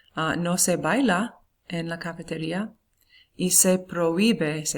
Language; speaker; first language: Spanish; non-native, fluent; English